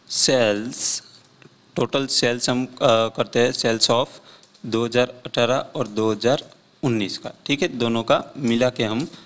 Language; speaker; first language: Hindi; non-native, local second language; Gujarati